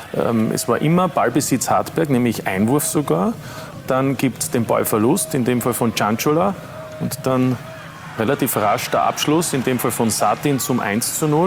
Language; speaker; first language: German; native; German